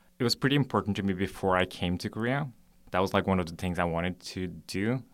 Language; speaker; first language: English; non-native, fluent; Norwegian